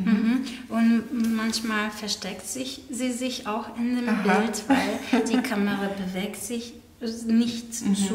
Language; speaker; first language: German; non-native, fluent; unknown